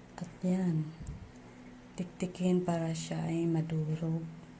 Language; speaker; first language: Filipino; non-native, local second language; Bikol